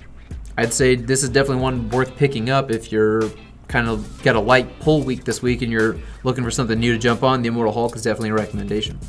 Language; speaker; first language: English; native; English